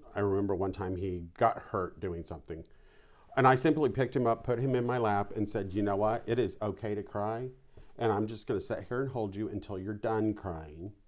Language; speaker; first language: English; native; English